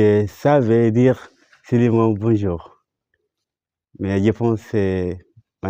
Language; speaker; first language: French; non-native, learner; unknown